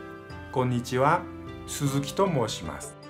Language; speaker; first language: Japanese; native; Japanese